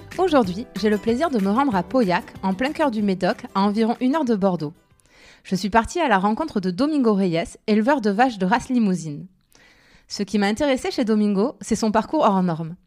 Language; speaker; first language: French; native; French